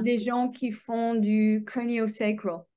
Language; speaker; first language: French; non-native, fluent; English